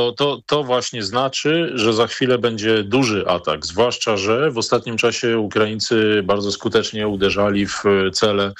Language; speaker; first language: Polish; native; Polish